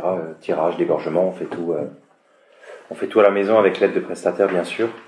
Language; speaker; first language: French; native; French